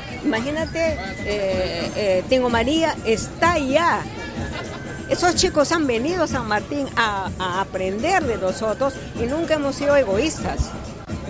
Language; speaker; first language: Spanish; native; Spanish